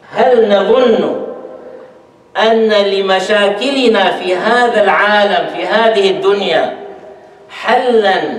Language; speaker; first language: Arabic; non-native, fluent; English